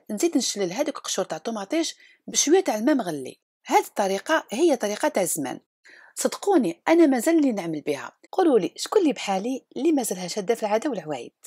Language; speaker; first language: Arabic; native; Arabic